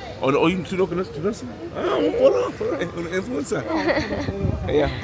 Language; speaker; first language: Spanish; non-native, learner; English